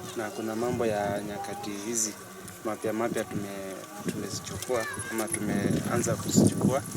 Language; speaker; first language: Swahili; non-native, local second language; Masai